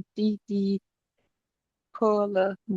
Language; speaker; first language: Chinese; non-native, learner; English